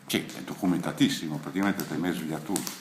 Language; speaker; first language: Italian; native; Italian